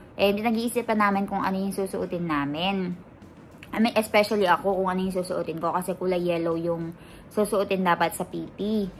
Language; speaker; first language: Filipino; native; Filipino